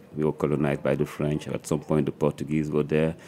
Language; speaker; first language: English; non-native, fluent; French